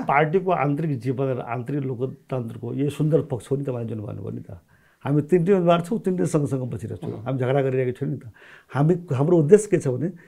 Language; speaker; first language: Nepali; non-native, local second language; Maithili